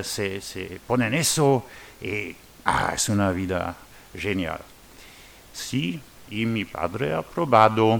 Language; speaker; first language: Spanish; non-native, learner; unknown